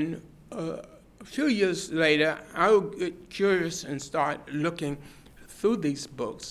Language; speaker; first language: English; native; English